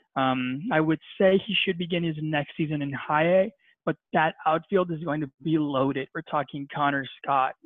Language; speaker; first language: English; non-native, fluent; Spanish